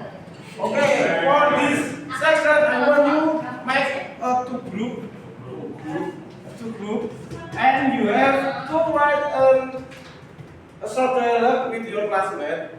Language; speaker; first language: English; non-native, learner; Indonesian